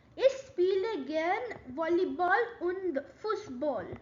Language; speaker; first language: German; non-native, learner; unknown